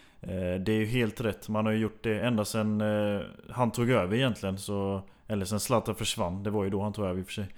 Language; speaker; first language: Swedish; native; Swedish